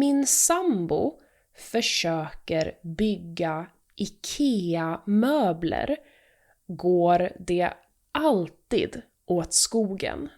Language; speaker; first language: Swedish; native; Swedish